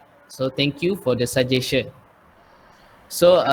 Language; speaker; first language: English; non-native, learner; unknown